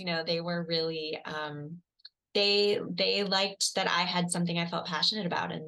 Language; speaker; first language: English; native; English